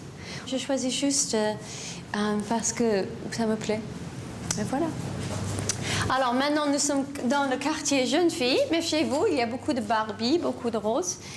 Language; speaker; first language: French; non-native, learner; English